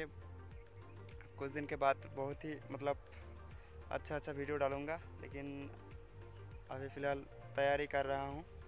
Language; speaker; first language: Hindi; non-native, local second language; Bangla